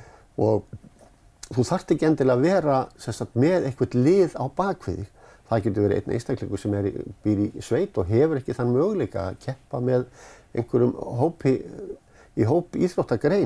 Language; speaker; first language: Icelandic; native; Icelandic